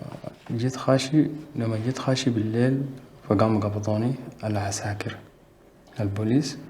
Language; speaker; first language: Arabic; native; Arabic